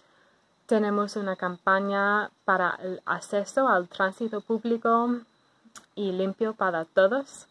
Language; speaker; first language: Spanish; non-native, fluent; English